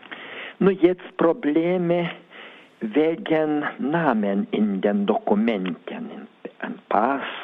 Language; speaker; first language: German; non-native, learner; Lithuanian